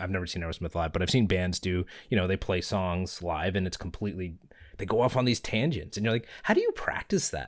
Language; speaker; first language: English; native; English